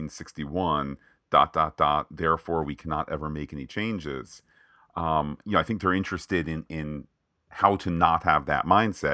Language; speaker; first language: English; native; English